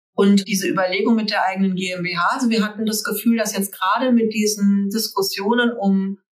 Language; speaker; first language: German; native; German